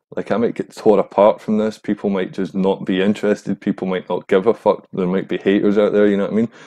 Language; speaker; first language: English; native; English